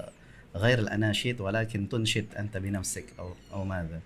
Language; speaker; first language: Arabic; non-native, fluent; Indonesian